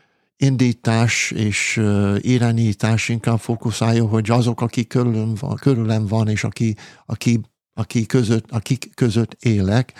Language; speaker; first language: Hungarian; non-native, fluent; English